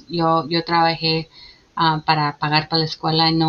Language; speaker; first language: Spanish; early bilingual, heritage; Spanish